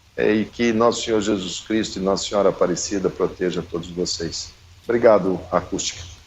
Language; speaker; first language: Portuguese; native; Portuguese